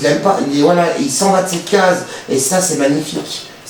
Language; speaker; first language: French; native; French